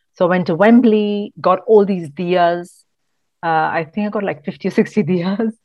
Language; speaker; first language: English; non-native, local second language; Malayalam